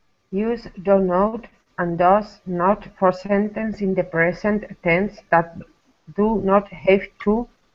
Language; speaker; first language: English; non-native, learner; Spanish